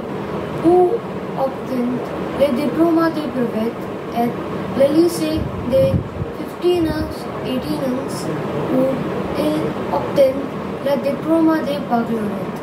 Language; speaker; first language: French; non-native, learner; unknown